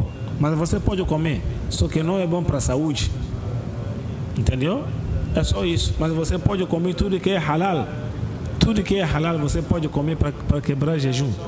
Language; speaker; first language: Portuguese; non-native, learner; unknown